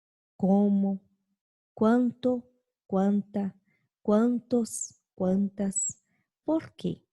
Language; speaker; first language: Spanish; non-native, fluent; Portuguese